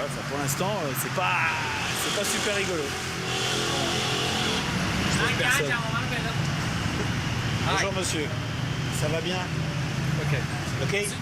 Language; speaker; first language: French; native; French